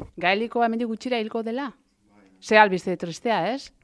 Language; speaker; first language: Basque; native; Basque